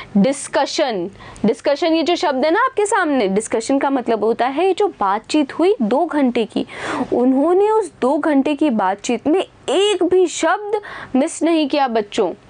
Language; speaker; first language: Hindi; native; Hindi